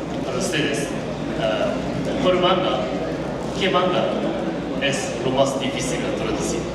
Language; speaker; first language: Spanish; non-native, learner; Japanese